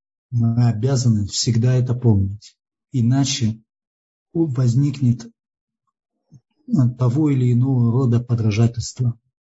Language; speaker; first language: Russian; native; Russian